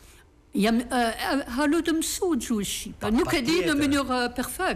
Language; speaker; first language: Albanian; non-native, learner; French